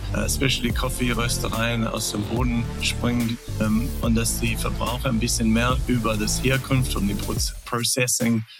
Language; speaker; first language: German; non-native, fluent; English